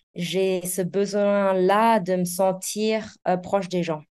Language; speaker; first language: French; native; French